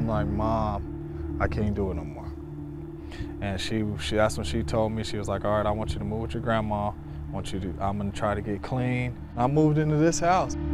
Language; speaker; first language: English; native; English